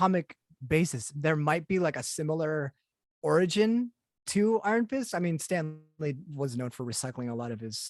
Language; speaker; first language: English; native; English